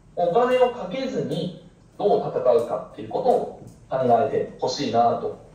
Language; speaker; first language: Japanese; non-native, fluent; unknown